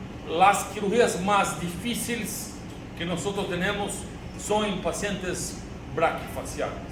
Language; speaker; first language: Spanish; non-native, learner; Portuguese